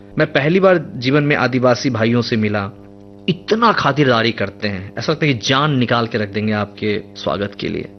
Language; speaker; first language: Hindi; non-native, local second language; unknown